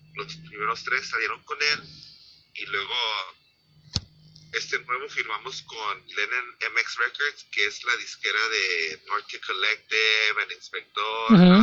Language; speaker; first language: Spanish; early bilingual, heritage; Spanish